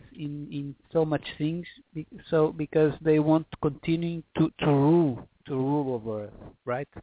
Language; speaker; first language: English; non-native, fluent; Portuguese